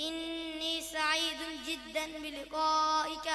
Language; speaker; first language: Arabic; non-native, learner; Urdu